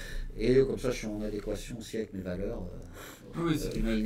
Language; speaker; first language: French; native; French